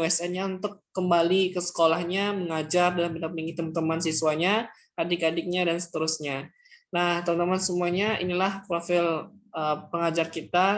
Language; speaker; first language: Indonesian; non-native, local second language; Minangkabau